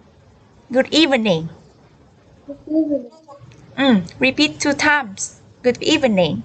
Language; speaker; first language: English; non-native, learner; Vietnamese